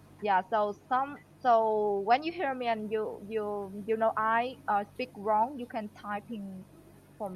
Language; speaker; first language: English; non-native, learner; Vietnamese